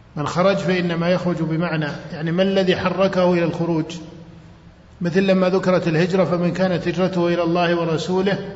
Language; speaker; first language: Arabic; native; Arabic